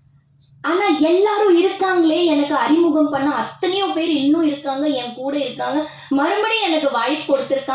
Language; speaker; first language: Tamil; non-native, fluent; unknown